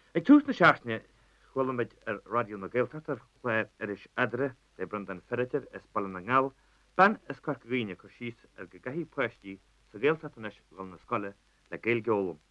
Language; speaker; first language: Irish; native; Irish